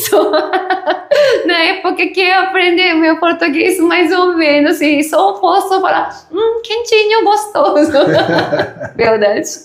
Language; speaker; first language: Portuguese; non-native, learner; Japanese